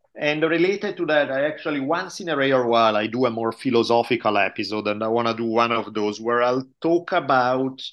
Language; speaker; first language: English; non-native, fluent; Italian